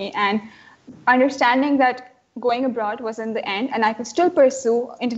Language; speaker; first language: English; non-native, local second language; Urdu